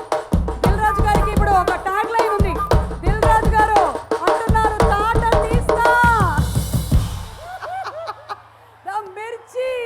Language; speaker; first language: Telugu; native; Telugu